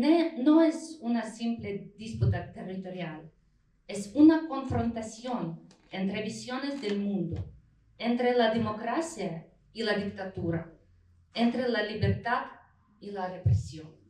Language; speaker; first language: Spanish; non-native, fluent; Ukrainian